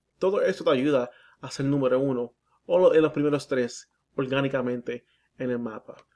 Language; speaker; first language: Spanish; early bilingual, heritage; Spanish